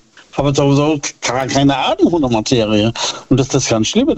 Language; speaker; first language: German; native; German